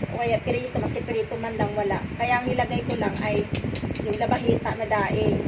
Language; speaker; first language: Filipino; non-native, local second language; Cebuano